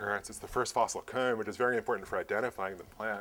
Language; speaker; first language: English; native; English